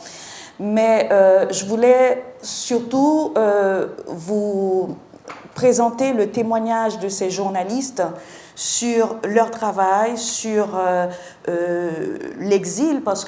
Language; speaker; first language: French; non-native, local second language; Haitian Creole